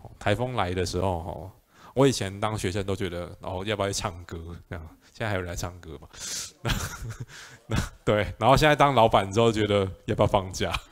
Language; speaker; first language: Chinese; native; Chinese